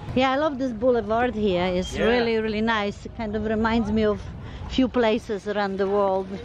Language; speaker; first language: English; non-native, fluent; Polish